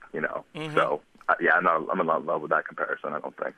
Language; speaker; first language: English; native; English